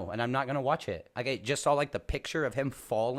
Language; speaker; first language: English; native; English